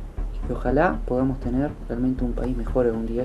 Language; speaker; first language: Spanish; native; Spanish